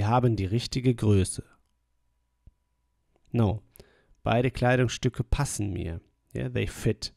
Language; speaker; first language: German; non-native, fluent; English